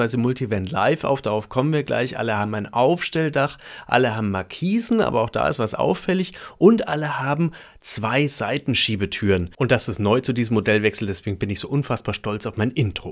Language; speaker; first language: German; native; German